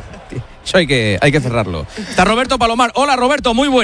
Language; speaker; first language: Spanish; native; Spanish